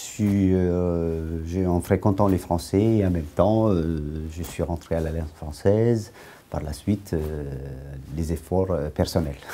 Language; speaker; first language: French; non-native, fluent; Amharic